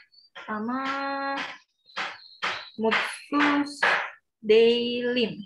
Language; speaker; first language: Turkish; non-native, learner; Indonesian